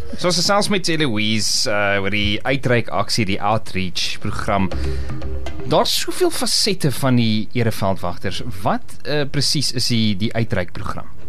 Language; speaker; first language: Afrikaans; native; Afrikaans